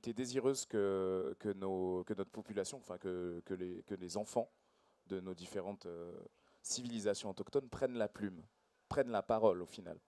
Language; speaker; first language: French; native; French